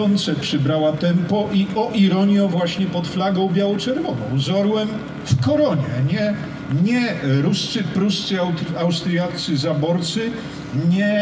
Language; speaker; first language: Polish; native; Polish